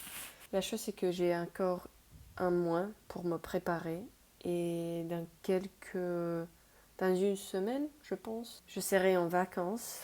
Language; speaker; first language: French; non-native, fluent; Spanish